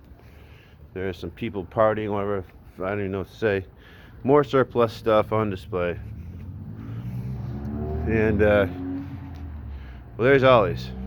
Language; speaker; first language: English; native; English